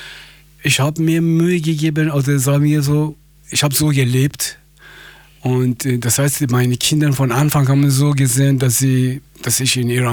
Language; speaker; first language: German; non-native, fluent; Persian